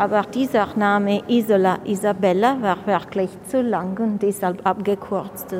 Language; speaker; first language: German; non-native, fluent; Italian